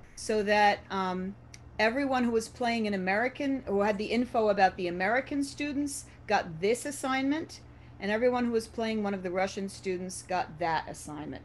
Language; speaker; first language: English; native; English